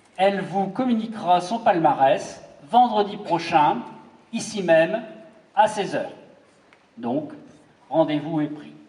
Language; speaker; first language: French; native; French